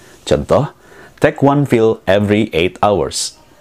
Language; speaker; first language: English; non-native, fluent; Indonesian